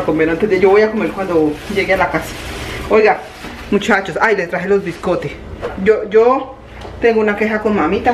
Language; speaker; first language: Spanish; native; Spanish